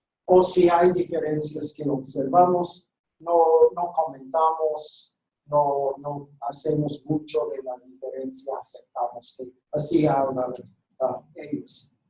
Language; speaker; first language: Spanish; non-native, fluent; English